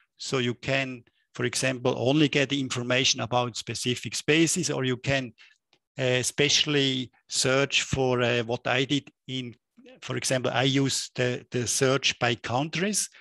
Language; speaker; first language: English; non-native, fluent; German